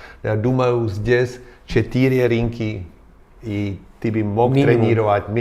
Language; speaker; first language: Russian; non-native, learner; Czech